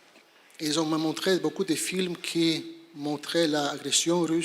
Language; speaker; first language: French; non-native, fluent; Polish